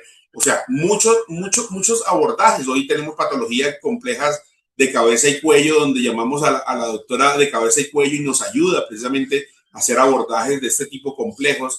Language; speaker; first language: Spanish; native; Spanish